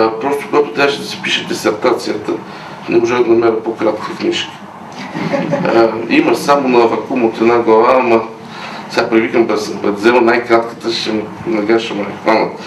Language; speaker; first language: Bulgarian; native; Bulgarian